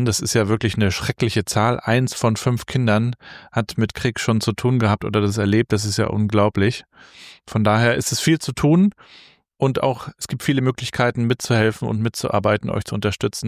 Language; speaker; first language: German; native; German